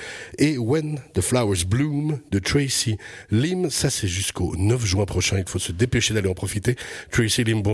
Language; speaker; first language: French; native; French